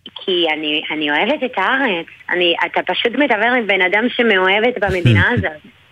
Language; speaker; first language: Hebrew; non-native, fluent; Spanish